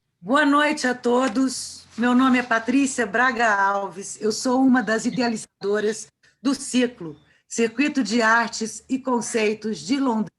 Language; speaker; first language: Portuguese; native; Portuguese